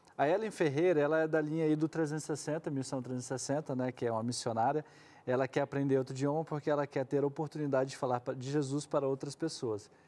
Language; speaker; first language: Portuguese; native; Portuguese